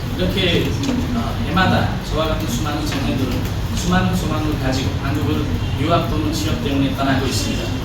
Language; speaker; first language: Korean; non-native, fluent; Nepali